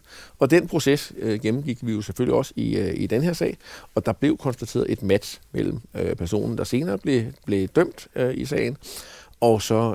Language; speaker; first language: Danish; native; Danish